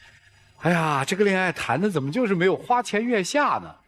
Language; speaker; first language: Chinese; native; Chinese